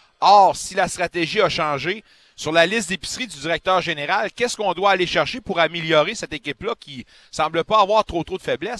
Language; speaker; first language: French; native; French